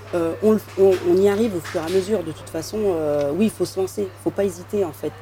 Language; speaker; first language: French; native; French